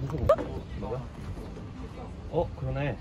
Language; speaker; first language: Korean; native; Korean